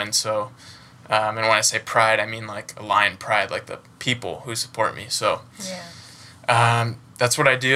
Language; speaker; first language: English; native; English